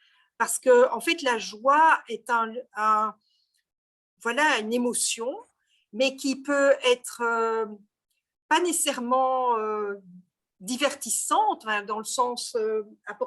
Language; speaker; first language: French; native; French